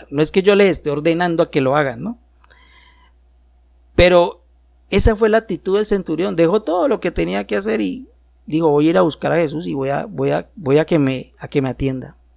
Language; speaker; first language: Spanish; native; Spanish